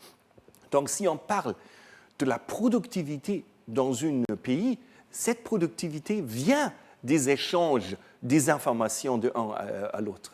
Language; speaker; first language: French; non-native, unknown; German